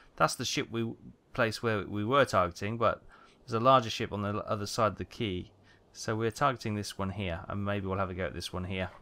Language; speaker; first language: English; native; English